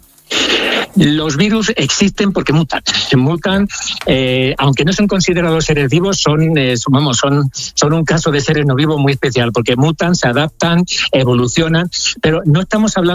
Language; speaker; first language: Spanish; native; Spanish